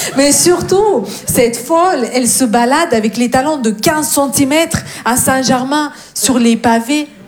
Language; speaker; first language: French; non-native, fluent; Russian